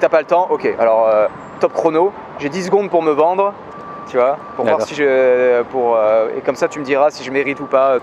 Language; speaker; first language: French; native; French